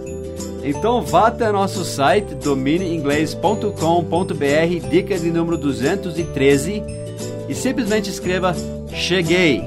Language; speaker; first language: Portuguese; non-native, fluent; English